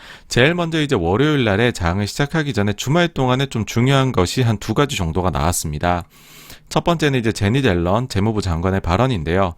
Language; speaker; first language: Korean; native; Korean